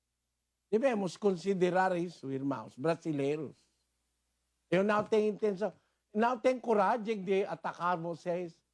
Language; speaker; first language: Portuguese; non-native, learner; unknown